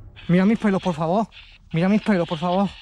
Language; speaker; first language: Spanish; native; Spanish